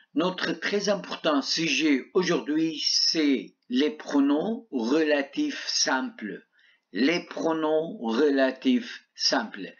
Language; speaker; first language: French; non-native, fluent; Arabic